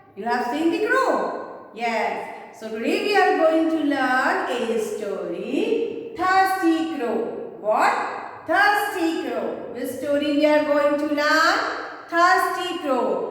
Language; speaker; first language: English; non-native, local second language; Hindi